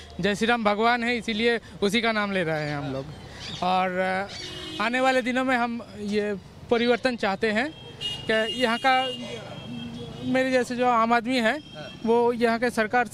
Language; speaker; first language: Hindi; non-native, local second language; Bangla